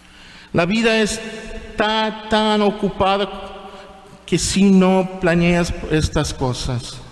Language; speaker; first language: Spanish; non-native, fluent; English